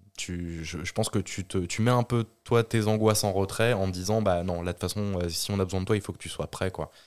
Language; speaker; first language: French; native; French